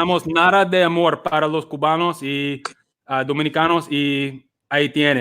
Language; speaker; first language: Spanish; non-native, learner; English